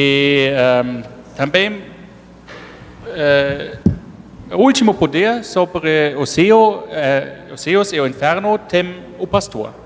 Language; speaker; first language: Portuguese; non-native, fluent; German